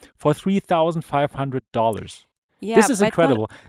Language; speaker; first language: English; non-native, fluent; German